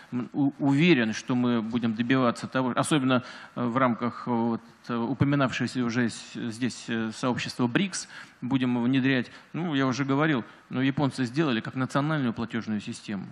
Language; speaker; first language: Russian; native; Russian